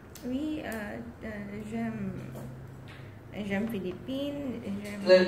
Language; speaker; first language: French; non-native, learner; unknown